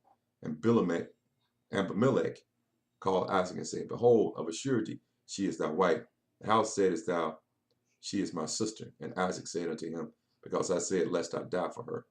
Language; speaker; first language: English; native; English